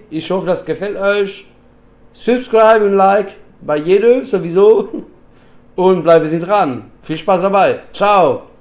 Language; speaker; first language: German; non-native, learner; French